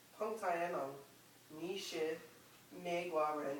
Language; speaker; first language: Chinese; non-native, learner; English